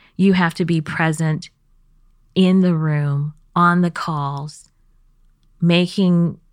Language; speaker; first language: English; early bilingual, other home language; Chinese